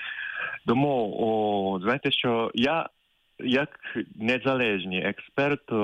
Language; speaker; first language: Ukrainian; non-native, fluent; Japanese